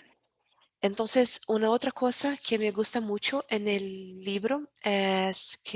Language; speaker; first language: Spanish; non-native, learner; Portuguese